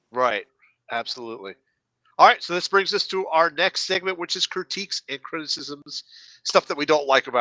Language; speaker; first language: English; native; English